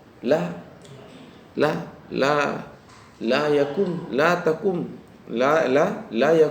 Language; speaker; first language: Arabic; non-native, fluent; Indonesian